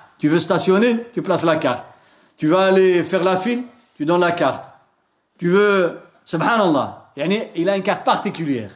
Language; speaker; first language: French; non-native, local second language; Arabic